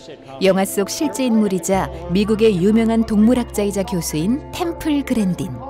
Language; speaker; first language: Korean; native; Korean